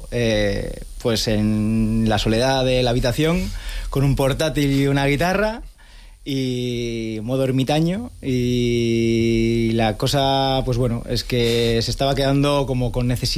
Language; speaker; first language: Spanish; native; Spanish